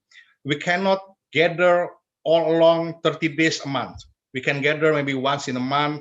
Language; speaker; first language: English; non-native, fluent; Indonesian